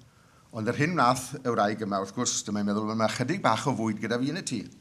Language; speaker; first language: Welsh; native; Welsh